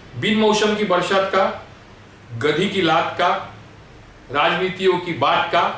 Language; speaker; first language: Hindi; non-native, local second language; Marathi